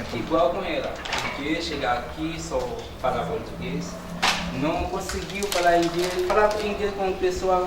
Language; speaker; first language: Portuguese; non-native, learner; Haitian Creole